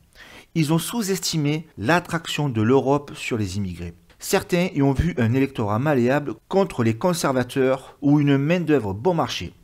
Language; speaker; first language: French; native; French